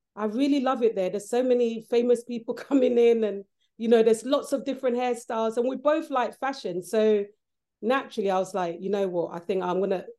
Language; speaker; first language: English; early bilingual, other home language; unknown